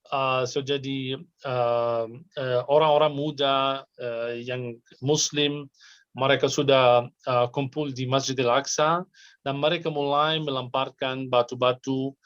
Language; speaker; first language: Indonesian; non-native, fluent; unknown